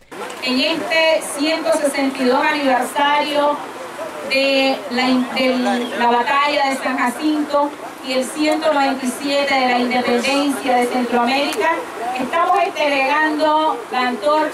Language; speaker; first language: Spanish; native; Spanish